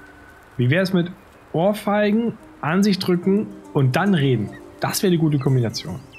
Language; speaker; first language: German; native; German